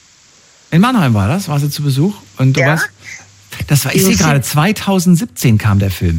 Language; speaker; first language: German; native; German